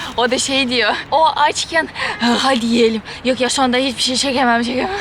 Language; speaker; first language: Turkish; non-native, fluent; Russian